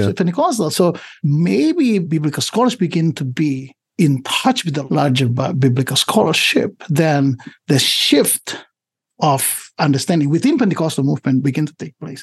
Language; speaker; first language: English; non-native, fluent; Indonesian